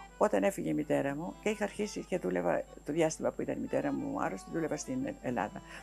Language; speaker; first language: Greek; native; Greek